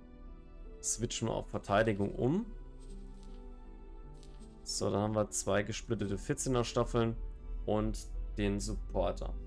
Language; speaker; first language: German; native; German